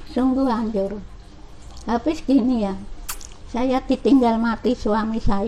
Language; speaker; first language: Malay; non-native, local second language; Javanese